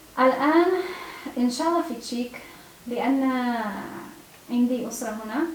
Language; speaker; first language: Arabic; non-native, learner; Czech